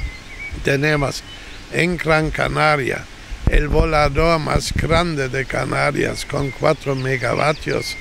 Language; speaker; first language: Spanish; non-native, fluent; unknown